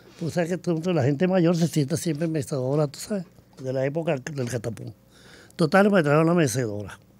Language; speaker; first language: Spanish; native; Spanish